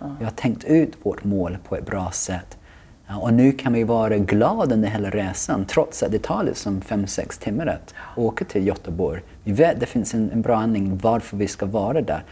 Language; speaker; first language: Swedish; non-native, fluent; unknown